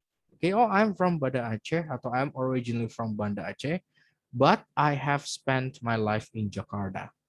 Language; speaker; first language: English; non-native, fluent; Indonesian